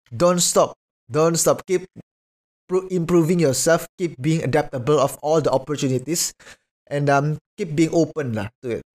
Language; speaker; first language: English; non-native, fluent; Indonesian